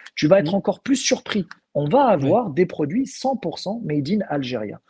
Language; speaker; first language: French; non-native, local second language; Arabic